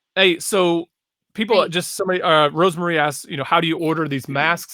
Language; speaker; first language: English; native; English